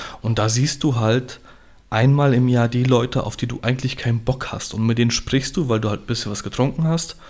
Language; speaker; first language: German; early bilingual, other home language; Polish